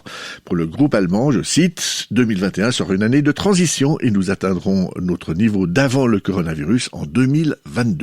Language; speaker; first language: French; native; French